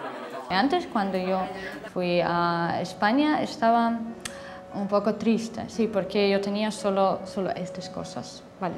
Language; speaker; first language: Spanish; non-native, learner; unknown